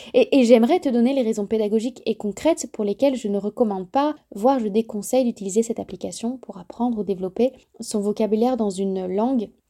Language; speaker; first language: French; native; French